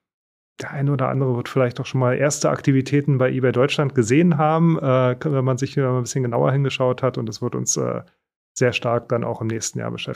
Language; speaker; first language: German; native; German